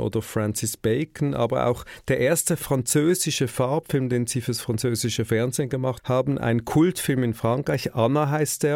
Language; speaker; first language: German; native; German